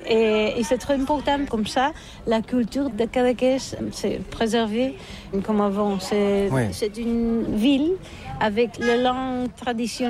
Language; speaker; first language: French; non-native, learner; Catalan